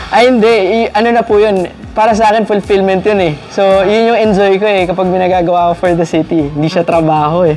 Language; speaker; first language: Filipino; native; Filipino